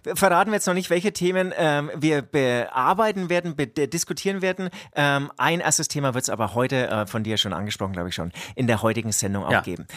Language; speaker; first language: German; native; German